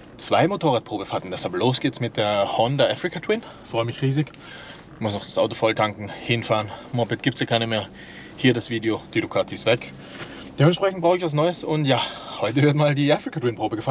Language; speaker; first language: German; native; German